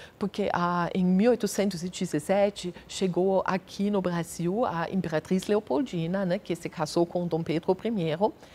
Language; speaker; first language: Portuguese; non-native, fluent; German